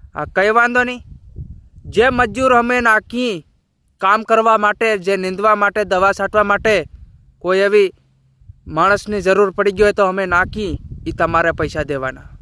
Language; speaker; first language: Gujarati; non-native, local second language; Bhili